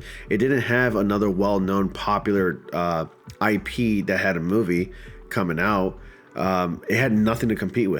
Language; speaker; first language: English; native; English